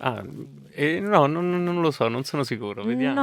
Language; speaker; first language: Italian; native; Italian